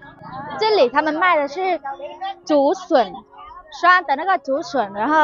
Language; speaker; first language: Chinese; non-native, fluent; Vietnamese